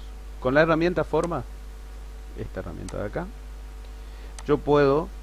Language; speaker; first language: Spanish; native; Spanish